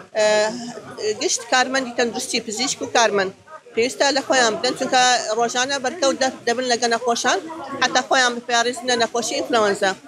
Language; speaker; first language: Central Kurdish; native; Central Kurdish